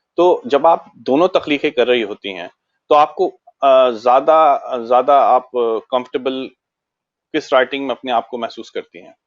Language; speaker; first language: Urdu; native; Urdu